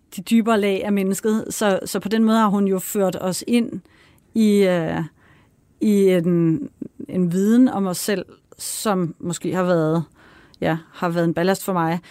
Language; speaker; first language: Danish; native; Danish